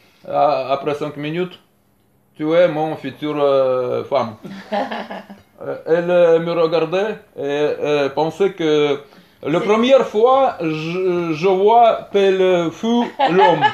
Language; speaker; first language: French; non-native, learner; Russian